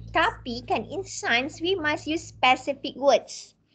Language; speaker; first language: English; non-native, local second language; Malay